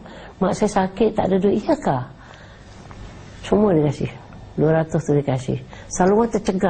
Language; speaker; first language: Malay; native; Malay